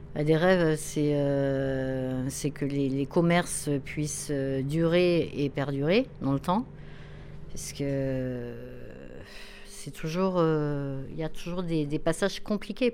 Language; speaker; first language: French; native; French